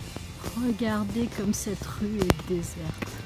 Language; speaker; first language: French; non-native, fluent; Bangla